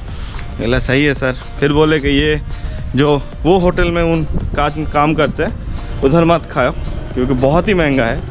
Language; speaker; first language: Hindi; non-native, local second language; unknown